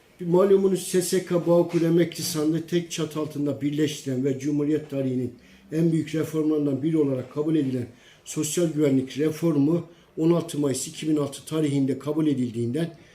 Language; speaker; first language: Turkish; native; Turkish